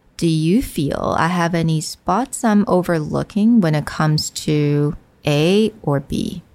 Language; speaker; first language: English; non-native, fluent; Chinese